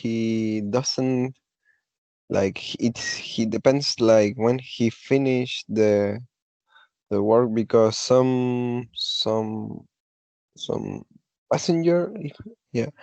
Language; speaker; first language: English; non-native, learner; Spanish